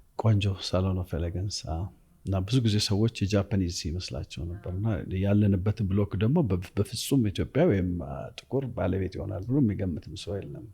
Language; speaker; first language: Amharic; native; Amharic